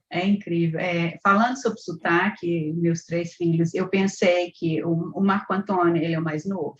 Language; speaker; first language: Portuguese; native; Portuguese